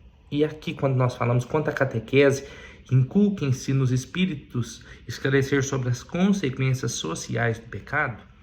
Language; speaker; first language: Portuguese; native; Portuguese